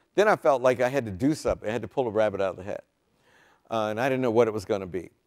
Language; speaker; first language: English; native; English